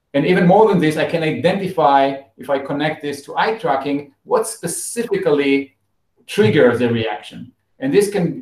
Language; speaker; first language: English; non-native, fluent; Hebrew